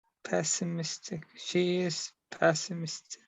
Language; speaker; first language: English; non-native, learner; Turkish